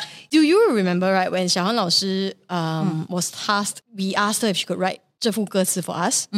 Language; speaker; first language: English; non-native, local second language; Chinese